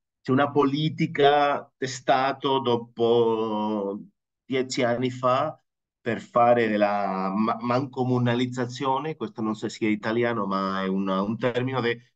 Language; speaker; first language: Italian; non-native, fluent; Spanish